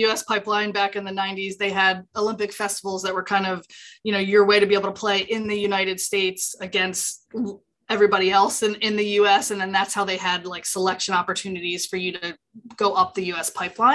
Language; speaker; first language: English; native; English